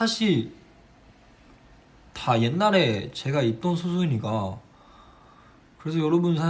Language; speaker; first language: Korean; non-native, fluent; Chinese